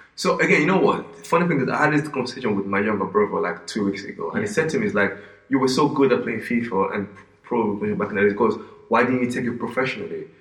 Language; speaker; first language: English; non-native, local second language; Yoruba